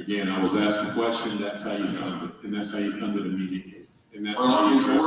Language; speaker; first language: English; native; English